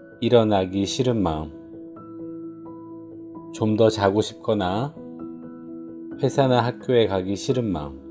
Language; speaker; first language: Korean; native; Korean